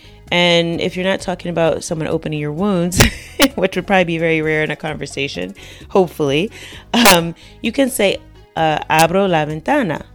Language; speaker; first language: English; native; English